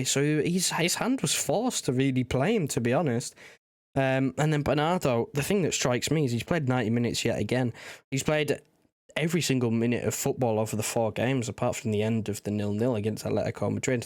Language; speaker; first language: English; native; English